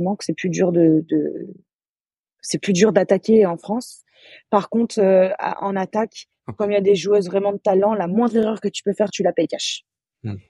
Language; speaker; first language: French; native; French